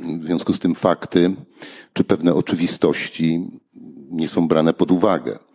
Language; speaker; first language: Polish; native; Polish